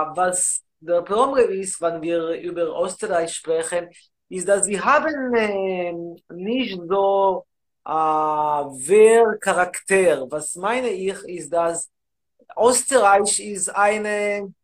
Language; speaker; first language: German; non-native, learner; Hebrew